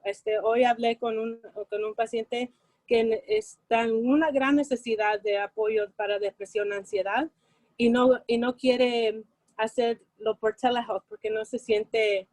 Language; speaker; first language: Spanish; early bilingual, heritage; Spanish